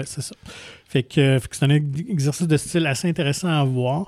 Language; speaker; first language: French; native; French